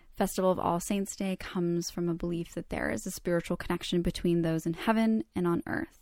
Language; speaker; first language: English; early bilingual, other home language; Croatian